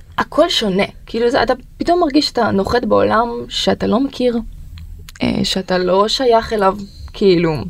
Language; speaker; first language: Hebrew; early bilingual, other home language; Russian